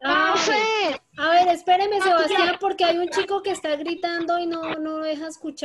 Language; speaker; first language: Spanish; native; Spanish